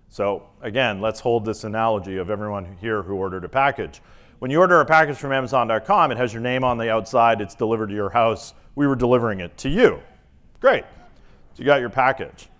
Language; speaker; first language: English; native; English